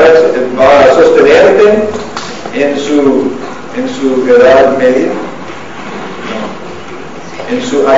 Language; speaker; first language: Spanish; non-native, fluent; English